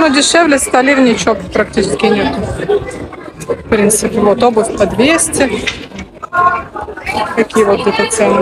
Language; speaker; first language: Russian; native; Russian